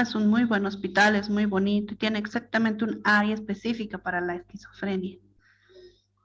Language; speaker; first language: Spanish; native; Spanish